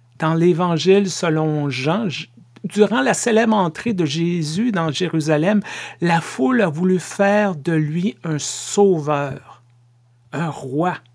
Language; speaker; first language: French; native; French